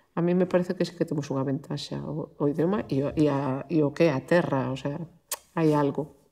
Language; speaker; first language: Galician; non-native, local second language; Spanish